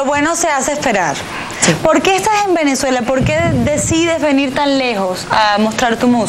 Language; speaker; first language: Spanish; native; Spanish